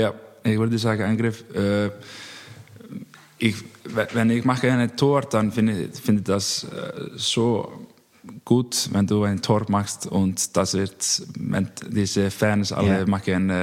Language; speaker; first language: German; non-native, learner; Icelandic